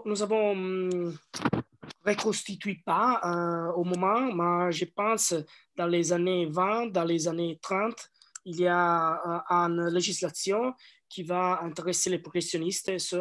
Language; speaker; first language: French; non-native, learner; Italian